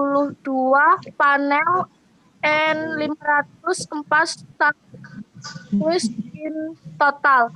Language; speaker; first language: English; non-native, fluent; Indonesian